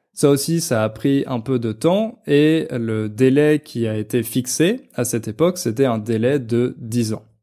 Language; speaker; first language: French; native; French